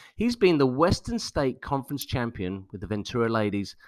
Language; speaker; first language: English; native; English